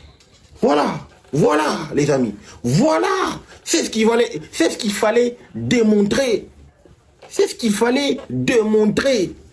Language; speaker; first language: French; non-native, local second language; Lingala